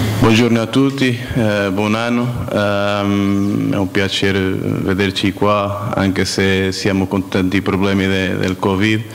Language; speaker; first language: Italian; non-native, fluent; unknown